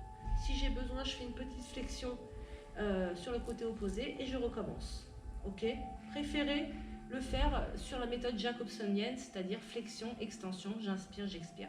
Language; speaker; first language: French; native; French